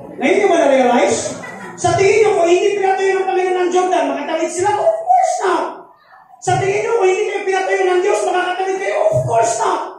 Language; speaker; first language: Filipino; non-native, local second language; Cebuano